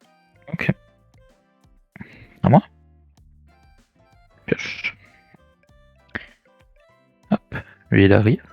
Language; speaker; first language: French; native; French